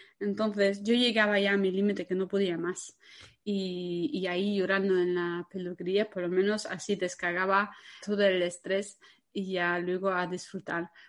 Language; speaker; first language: Spanish; non-native, fluent; German